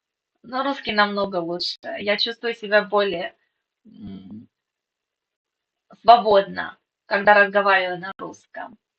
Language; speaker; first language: Russian; non-native, local second language; Armenian